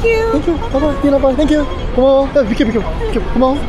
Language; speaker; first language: English; non-native, learner; Korean